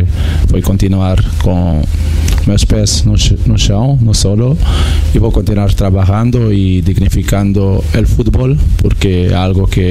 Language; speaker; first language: Spanish; non-native, learner; Portuguese